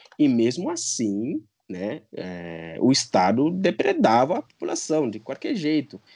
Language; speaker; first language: Portuguese; non-native, local second language; Upper Guinea Crioulo